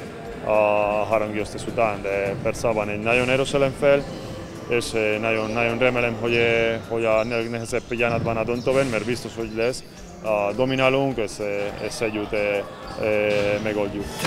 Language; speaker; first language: Hungarian; non-native, learner; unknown